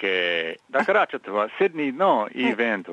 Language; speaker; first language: Japanese; non-native, learner; English